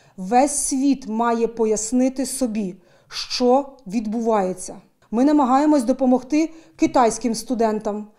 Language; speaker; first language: Ukrainian; native; Ukrainian